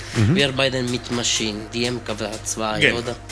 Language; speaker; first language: German; non-native, learner; Italian